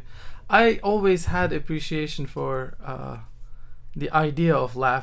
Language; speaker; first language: English; non-native, fluent; Turkish